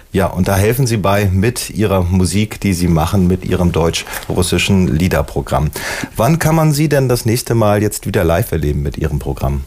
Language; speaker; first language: German; native; German